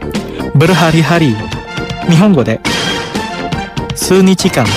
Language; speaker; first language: Japanese; non-native, fluent; Indonesian